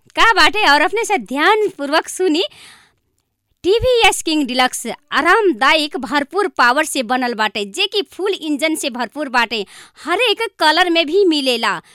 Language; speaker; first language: Bhojpuri; non-native, local second language; Maithili